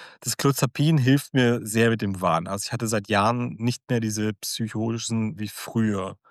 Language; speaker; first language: German; early bilingual, other home language; Croatian